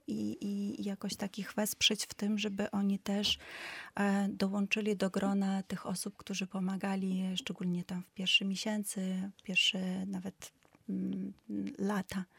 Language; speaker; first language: Polish; non-native, fluent; Ukrainian